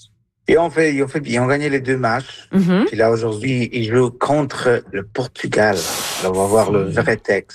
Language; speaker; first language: French; non-native, fluent; Spanish